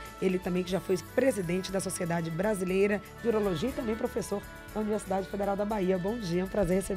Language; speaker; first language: Portuguese; native; Portuguese